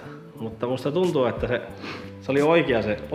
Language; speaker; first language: Finnish; native; Finnish